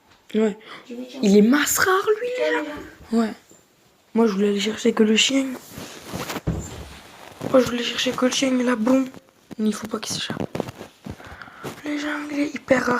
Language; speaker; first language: French; native; French